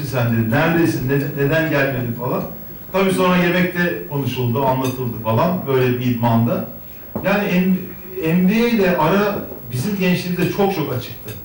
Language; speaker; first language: Turkish; native; Turkish